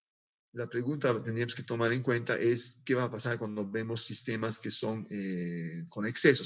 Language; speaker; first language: Spanish; native; Spanish